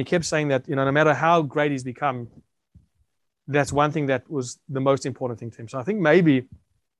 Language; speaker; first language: English; native; English